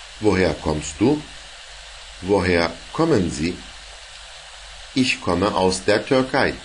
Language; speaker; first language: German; non-native, fluent; Turkish